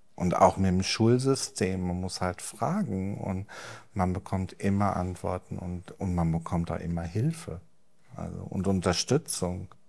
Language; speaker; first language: German; native; German